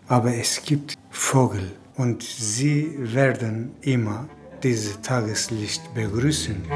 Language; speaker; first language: German; non-native, fluent; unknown